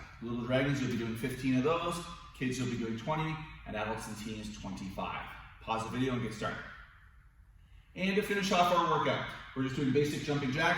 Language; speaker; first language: English; native; English